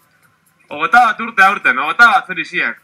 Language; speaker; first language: Basque; native; Basque